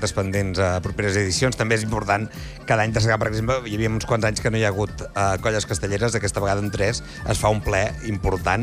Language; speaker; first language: Catalan; native; Catalan